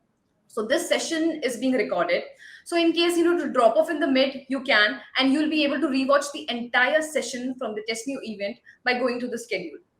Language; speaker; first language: English; non-native, local second language; Hindi